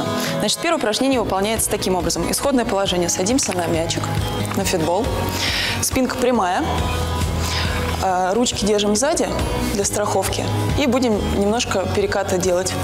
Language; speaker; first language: Russian; native; Russian